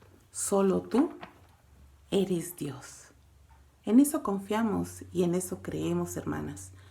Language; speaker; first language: Spanish; native; Spanish